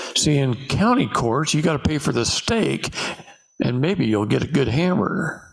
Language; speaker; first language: English; native; English